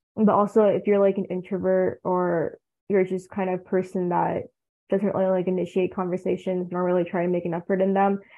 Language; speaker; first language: English; early bilingual, other home language; Tamil